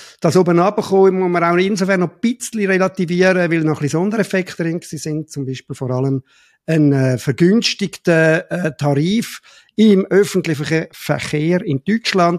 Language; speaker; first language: German; native; German